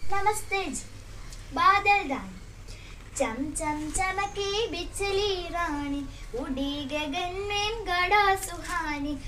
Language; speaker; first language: Hindi; non-native, local second language; Malayalam